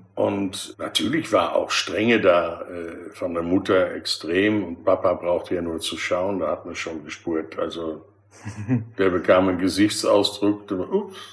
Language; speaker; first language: German; early bilingual, other home language; Dutch